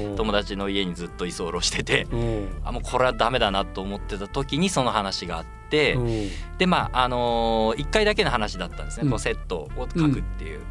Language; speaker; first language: Japanese; native; Japanese